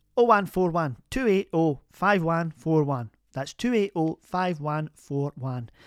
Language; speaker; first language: English; native; English